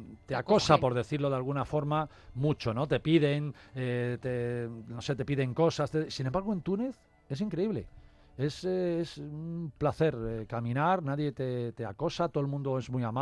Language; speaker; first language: Spanish; native; Spanish